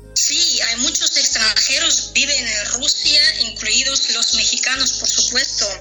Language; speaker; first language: Spanish; non-native, fluent; Russian